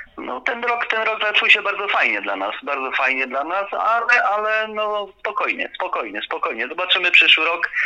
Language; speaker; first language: Polish; native; Polish